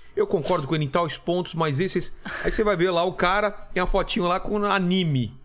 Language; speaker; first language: Portuguese; native; Portuguese